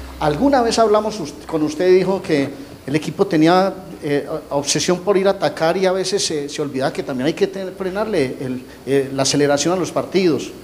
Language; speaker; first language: Spanish; native; Spanish